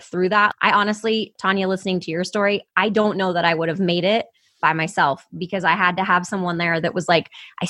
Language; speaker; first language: English; native; English